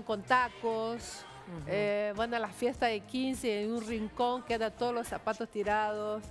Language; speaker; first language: Spanish; non-native, fluent; Portuguese